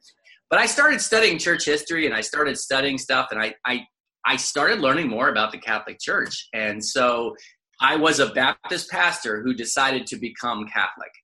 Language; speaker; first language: English; native; English